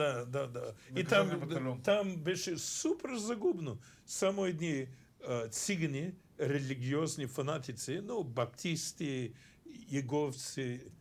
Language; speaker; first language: Bulgarian; non-native, fluent; English